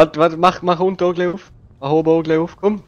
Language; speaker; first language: German; native; German